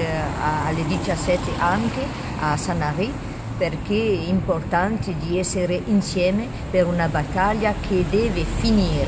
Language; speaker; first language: Italian; non-native, learner; French